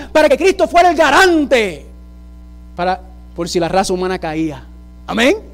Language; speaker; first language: Spanish; early bilingual, heritage; Spanish